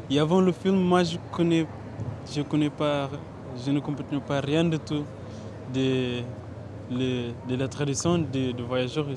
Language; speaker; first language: French; non-native, learner; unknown